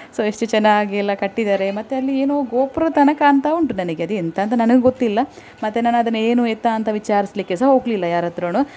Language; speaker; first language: Kannada; non-native, local second language; Tulu